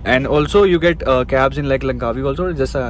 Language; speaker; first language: English; non-native, local second language; Hindi